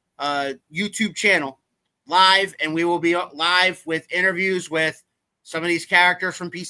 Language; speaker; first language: English; native; English